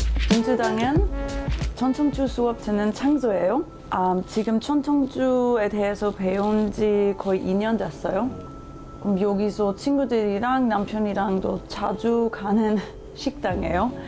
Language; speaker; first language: Korean; non-native, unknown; German